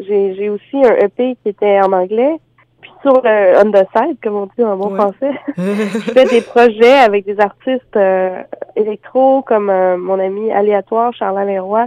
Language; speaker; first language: French; native; French